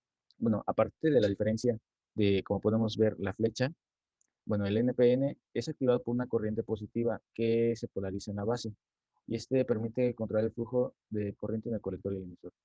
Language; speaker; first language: Spanish; native; Spanish